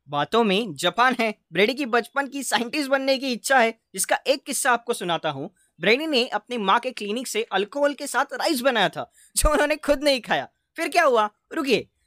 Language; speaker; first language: Hindi; non-native, local second language; Marathi